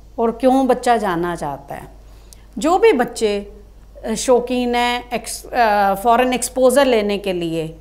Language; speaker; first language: Hindi; non-native, local second language; Punjabi